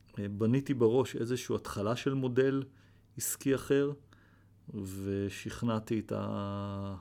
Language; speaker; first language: Hebrew; native; Hebrew